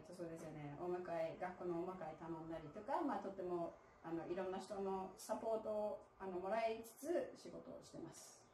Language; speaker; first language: Japanese; non-native, fluent; English